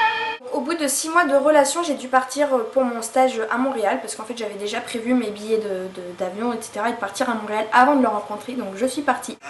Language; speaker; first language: French; native; French